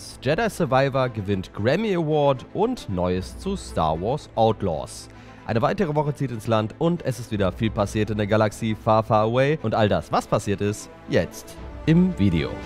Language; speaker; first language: German; native; German